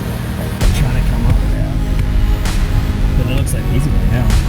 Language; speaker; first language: English; native; English